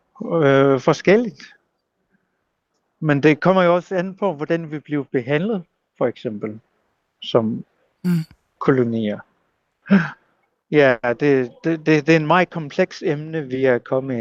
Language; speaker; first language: Danish; non-native, local second language; Kalaallisut